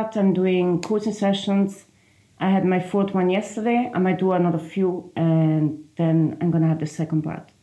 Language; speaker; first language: English; non-native, fluent; Italian